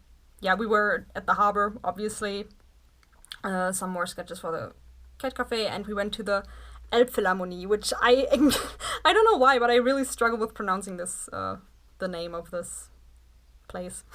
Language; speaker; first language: English; non-native, fluent; German